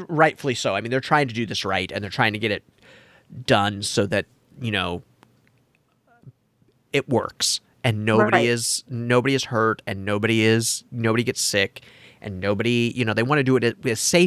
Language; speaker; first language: English; native; English